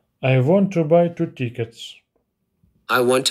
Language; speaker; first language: English; non-native, learner; Russian